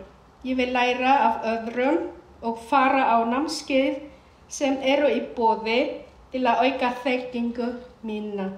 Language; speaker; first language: Icelandic; non-native, fluent; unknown